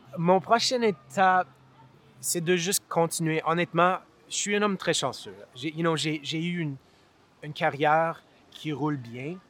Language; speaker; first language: French; non-native, local second language; English